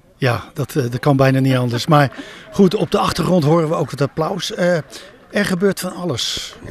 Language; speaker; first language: Dutch; native; Dutch